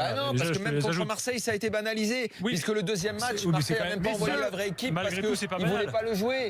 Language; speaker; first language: French; native; French